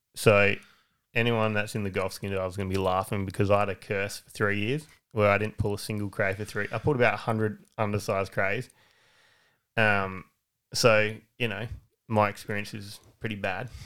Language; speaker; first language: English; native; English